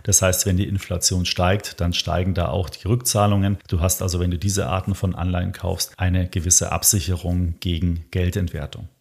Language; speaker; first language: German; native; German